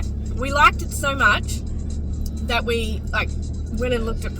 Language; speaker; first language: English; native; English